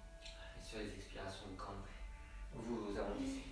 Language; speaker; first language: French; native; French